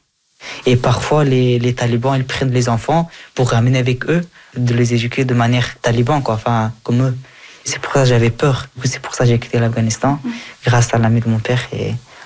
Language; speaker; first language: French; early bilingual, other home language; Persian